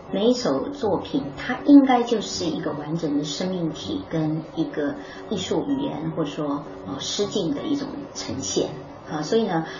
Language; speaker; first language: Chinese; non-native, local second language; Hakka Chinese